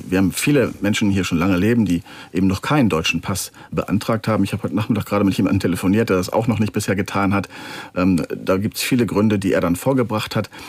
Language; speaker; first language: German; native; German